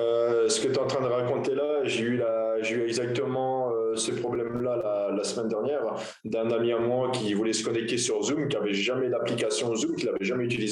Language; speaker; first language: French; native; French